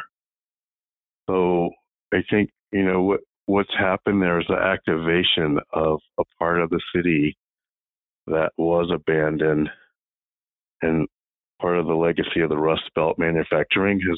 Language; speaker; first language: English; native; English